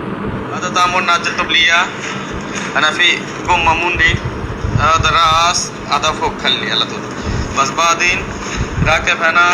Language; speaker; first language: Arabic; non-native, learner; Bangla